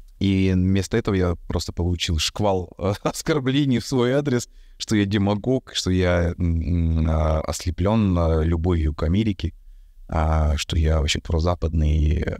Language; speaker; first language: Russian; native; Russian